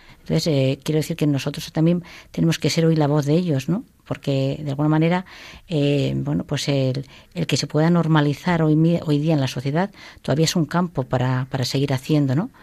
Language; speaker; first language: Spanish; native; Spanish